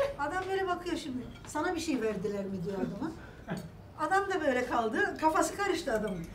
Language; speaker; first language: Turkish; non-native, local second language; Greek